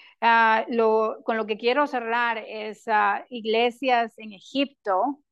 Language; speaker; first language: Spanish; non-native, local second language; English